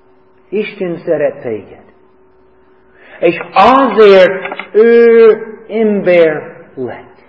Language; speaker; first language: Hungarian; non-native, fluent; English